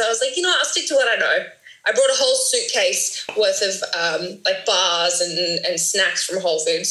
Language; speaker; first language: English; native; English